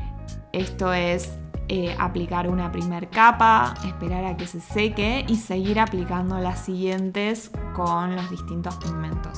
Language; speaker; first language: Spanish; native; Spanish